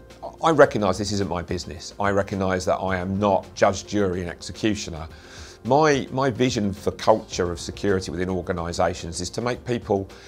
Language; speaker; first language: English; native; English